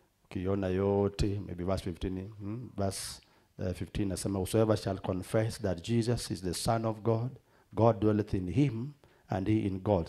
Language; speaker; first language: English; non-native, local second language; Swahili